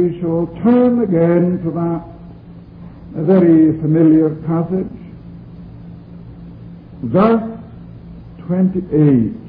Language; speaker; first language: English; non-native, local second language; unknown